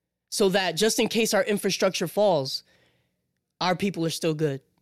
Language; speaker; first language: English; native; English